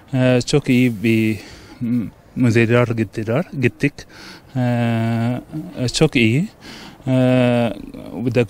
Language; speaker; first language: Turkish; non-native, learner; Arabic